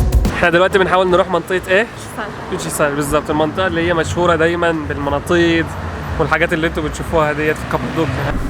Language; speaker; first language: Arabic; native; Arabic